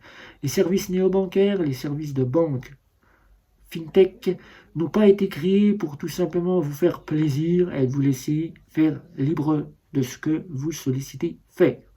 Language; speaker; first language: French; native; French